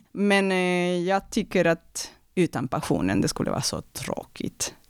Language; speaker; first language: Swedish; non-native, fluent; Spanish